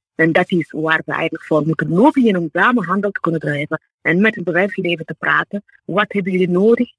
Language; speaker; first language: Dutch; non-native, fluent; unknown